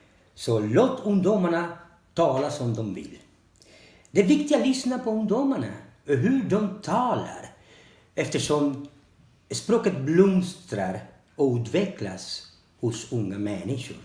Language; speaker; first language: Swedish; non-native, learner; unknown